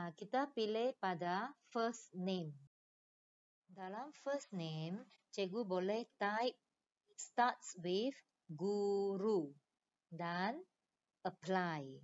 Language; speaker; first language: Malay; non-native, local second language; Chinese